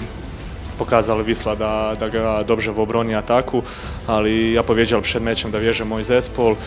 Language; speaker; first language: Polish; non-native, learner; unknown